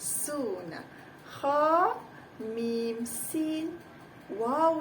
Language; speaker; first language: Arabic; non-native, fluent; Malay